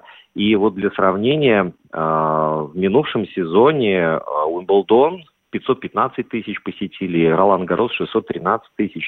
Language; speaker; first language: Russian; native; Russian